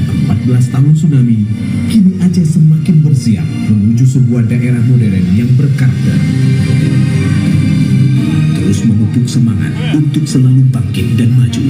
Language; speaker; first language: Indonesian; native; Indonesian